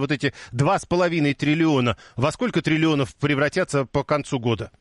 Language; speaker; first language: Russian; native; Russian